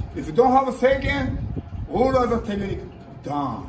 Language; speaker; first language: English; non-native, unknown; Japanese